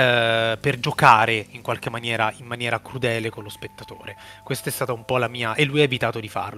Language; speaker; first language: Italian; native; Italian